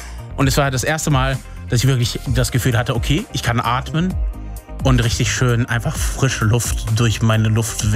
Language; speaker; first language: German; native; German